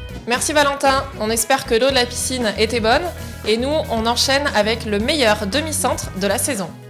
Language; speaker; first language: French; native; French